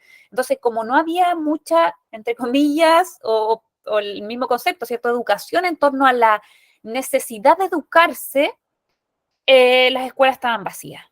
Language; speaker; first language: Spanish; native; Spanish